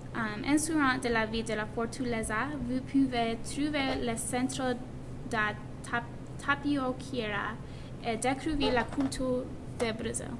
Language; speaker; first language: French; non-native, learner; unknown